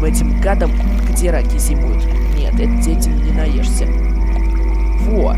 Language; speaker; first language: Russian; native; Russian